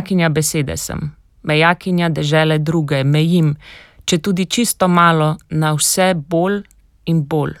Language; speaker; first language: Slovenian; native; Slovenian